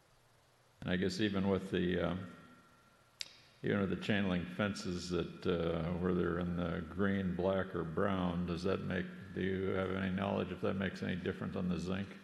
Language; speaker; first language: English; native; English